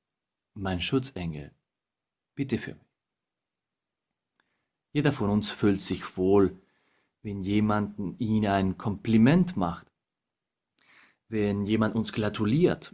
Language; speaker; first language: German; non-native, fluent; Spanish